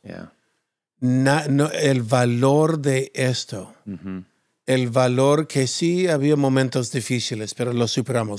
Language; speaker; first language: Spanish; non-native, fluent; English